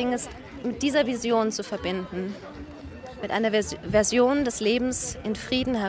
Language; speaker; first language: German; native; German